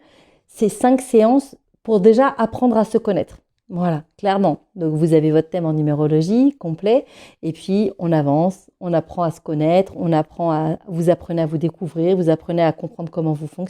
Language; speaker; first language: French; native; French